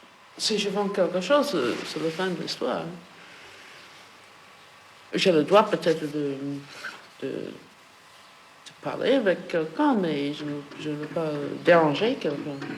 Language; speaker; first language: French; non-native, fluent; English